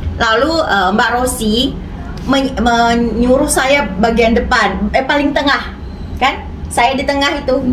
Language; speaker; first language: Indonesian; non-native, local second language; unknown